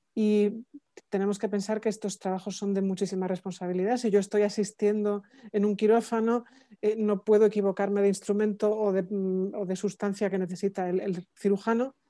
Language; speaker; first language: Spanish; native; Spanish